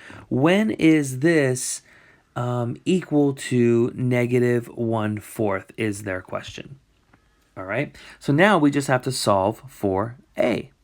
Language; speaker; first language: English; native; English